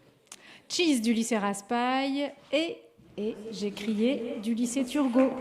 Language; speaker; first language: French; native; French